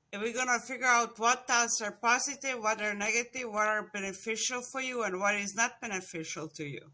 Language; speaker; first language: English; non-native, fluent; Estonian